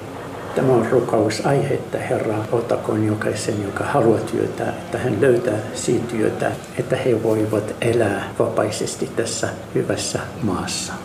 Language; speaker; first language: Finnish; non-native, fluent; Arabic